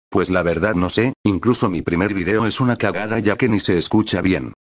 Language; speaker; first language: Spanish; native; Spanish